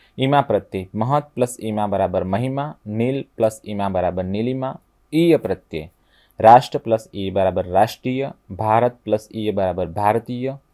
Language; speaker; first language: Hindi; non-native, local second language; Gujarati